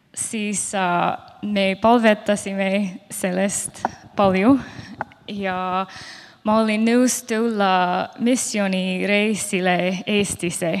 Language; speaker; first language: Estonian; non-native, learner; Finnish